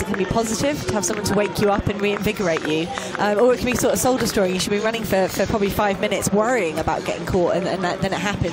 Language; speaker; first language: English; native; English